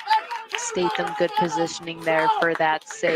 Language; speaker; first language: English; native; English